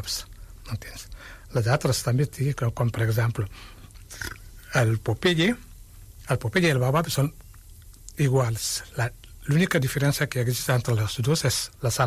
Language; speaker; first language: Catalan; non-native, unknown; Wolof